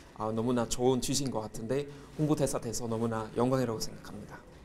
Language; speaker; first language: Korean; non-native, fluent; German